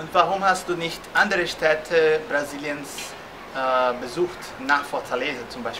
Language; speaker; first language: German; non-native, fluent; Portuguese